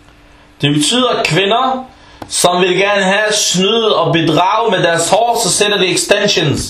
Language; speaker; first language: Danish; early bilingual, other home language; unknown